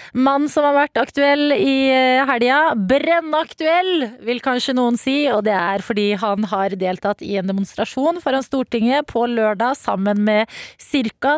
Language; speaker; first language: Norwegian; native; Norwegian